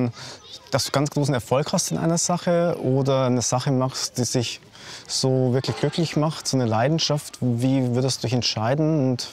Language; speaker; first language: German; native; German